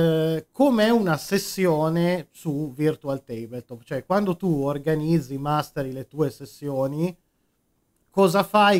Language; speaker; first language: Italian; native; Italian